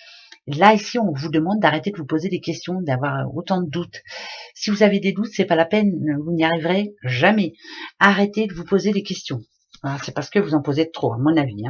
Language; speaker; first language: French; native; French